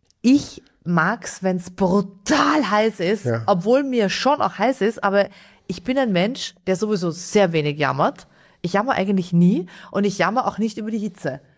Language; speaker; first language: German; native; German